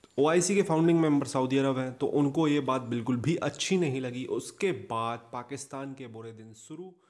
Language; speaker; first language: Hindi; native; Hindi